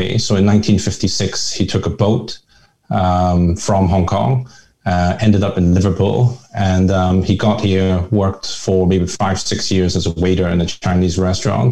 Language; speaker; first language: English; non-native, local second language; Hakka Chinese